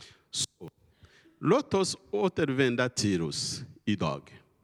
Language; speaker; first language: Swedish; non-native, learner; Kinyarwanda